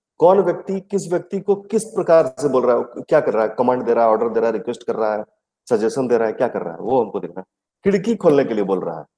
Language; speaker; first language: Hindi; native; Hindi